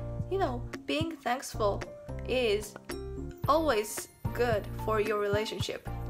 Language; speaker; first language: English; non-native, fluent; Japanese